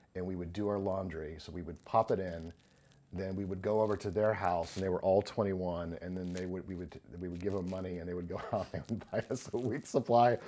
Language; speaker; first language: English; native; English